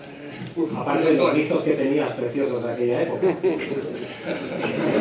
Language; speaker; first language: Spanish; native; Spanish